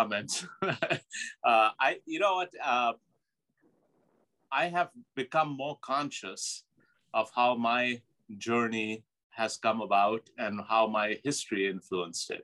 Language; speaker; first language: English; non-native, local second language; Urdu